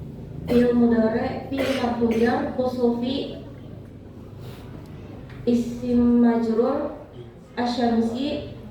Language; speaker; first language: Arabic; non-native, learner; Indonesian